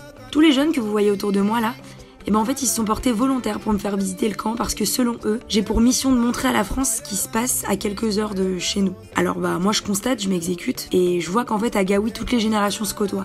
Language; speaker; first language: French; native; French